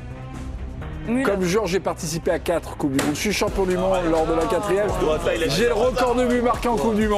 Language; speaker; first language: French; native; French